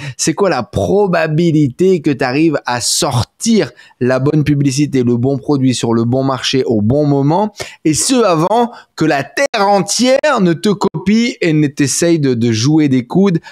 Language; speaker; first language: French; native; French